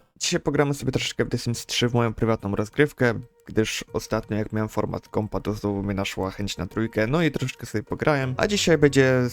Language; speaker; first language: Polish; native; Polish